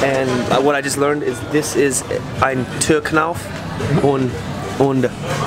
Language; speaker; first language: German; non-native, learner; English